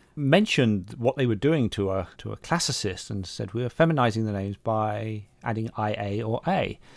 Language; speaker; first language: English; native; English